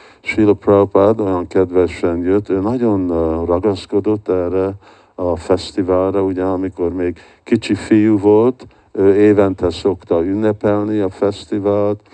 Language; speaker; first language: Hungarian; early bilingual, heritage; Hungarian